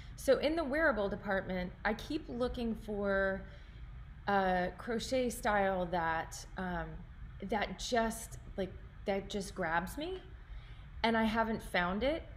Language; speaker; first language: English; native; English